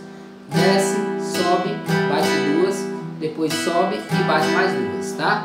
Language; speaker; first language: Portuguese; native; Portuguese